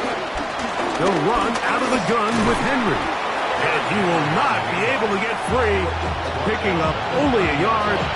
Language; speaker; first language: English; native; English